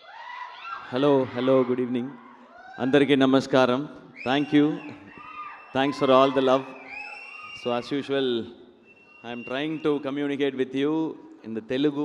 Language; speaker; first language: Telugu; non-native, learner; Tamil